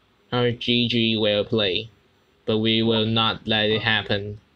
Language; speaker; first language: English; non-native, learner; Chinese